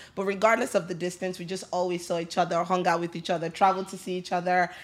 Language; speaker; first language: English; non-native, local second language; Yoruba